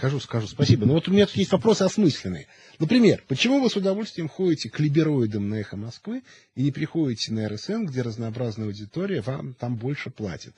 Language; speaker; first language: Russian; native; Russian